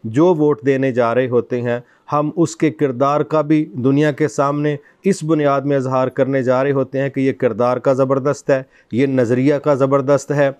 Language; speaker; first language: Urdu; non-native, local second language; Punjabi